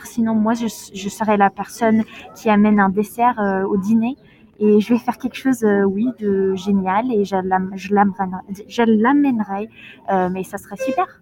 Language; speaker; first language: French; non-native, learner; English